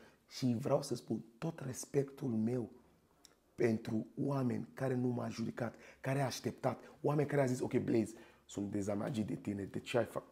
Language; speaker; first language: Romanian; non-native, fluent; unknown